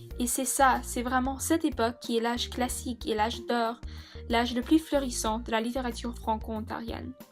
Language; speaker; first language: French; native; French